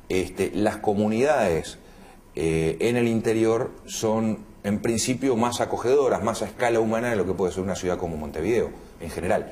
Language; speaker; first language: Spanish; native; Spanish